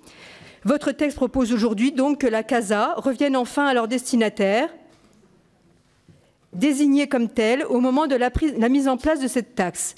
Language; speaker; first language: French; native; French